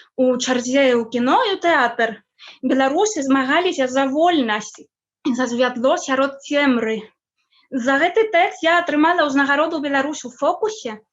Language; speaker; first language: Belarusian; non-native, fluent; Spanish